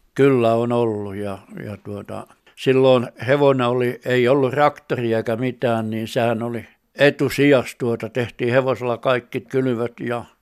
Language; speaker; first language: Finnish; native; Finnish